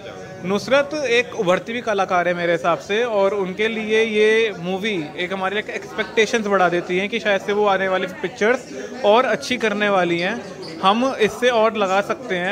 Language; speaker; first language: Hindi; native; Hindi